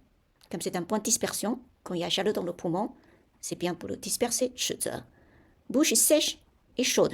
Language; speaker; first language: French; non-native, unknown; Chinese